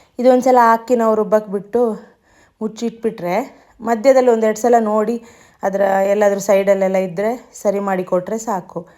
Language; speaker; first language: Kannada; non-native, local second language; Tulu